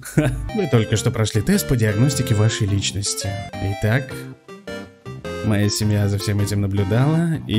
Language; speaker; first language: Russian; native; Russian